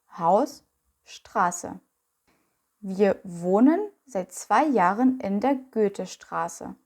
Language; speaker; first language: German; non-native, fluent; Ukrainian